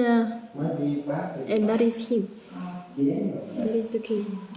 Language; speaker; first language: English; non-native, fluent; Vietnamese